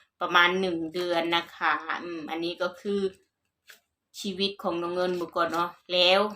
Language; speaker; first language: Thai; non-native, local second language; Northeastern Thai